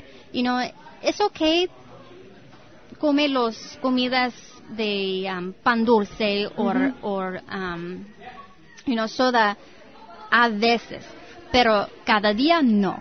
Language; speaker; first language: Spanish; non-native, learner; English